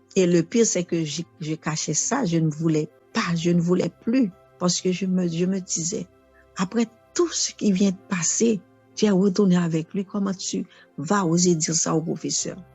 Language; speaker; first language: French; non-native, local second language; Haitian Creole